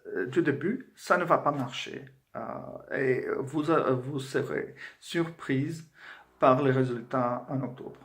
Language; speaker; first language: French; non-native, fluent; Portuguese